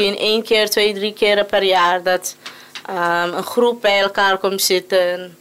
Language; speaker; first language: Dutch; non-native, local second language; Papiamento